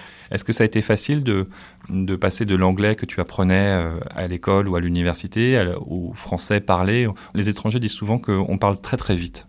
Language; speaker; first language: French; native; French